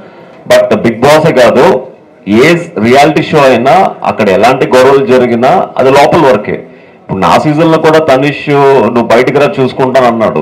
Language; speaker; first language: Telugu; native; Telugu